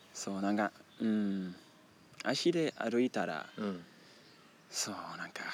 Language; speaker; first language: Japanese; non-native, learner; Danish